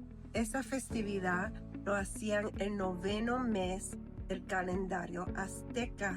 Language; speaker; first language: Spanish; early bilingual, heritage; Spanish